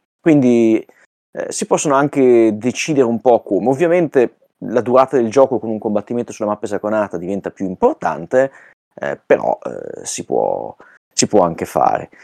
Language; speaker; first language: Italian; native; Italian